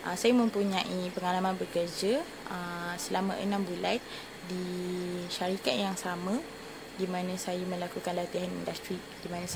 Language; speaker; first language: Malay; native; Malay